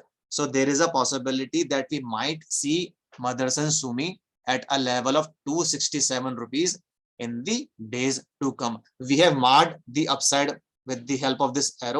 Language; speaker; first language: English; non-native, local second language; Hindi